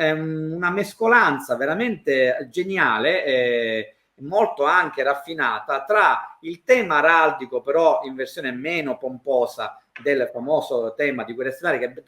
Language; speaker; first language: Italian; native; Italian